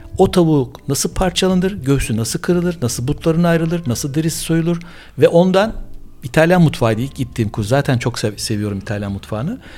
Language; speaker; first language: Turkish; non-native, local second language; Armenian